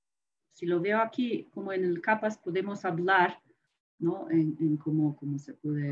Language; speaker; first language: Spanish; non-native, fluent; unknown